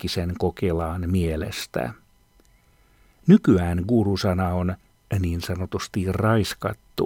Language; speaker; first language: Finnish; native; Finnish